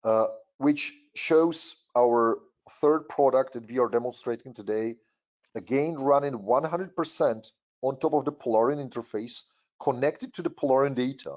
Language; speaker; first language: English; non-native, fluent; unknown